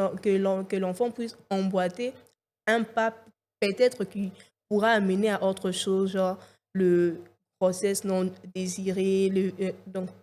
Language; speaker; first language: French; non-native, local second language; Lingala